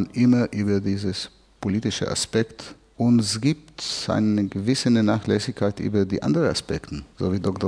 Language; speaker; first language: German; non-native, fluent; Hebrew